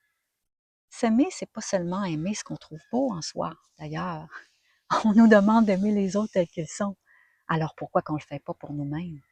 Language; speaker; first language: French; native; French